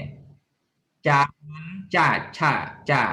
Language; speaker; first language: Korean; non-native, learner; Khmer